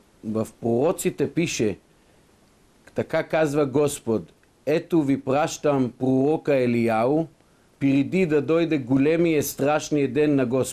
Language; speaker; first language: Bulgarian; non-native, fluent; Hebrew